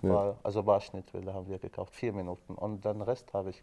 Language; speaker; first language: German; non-native, fluent; Arabic